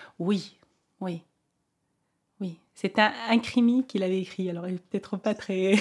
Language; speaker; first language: French; non-native, local second language; Arabic